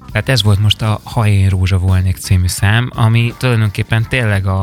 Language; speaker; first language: Hungarian; native; Hungarian